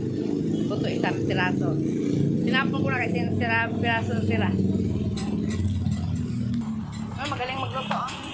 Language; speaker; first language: Filipino; non-native, local second language; Cebuano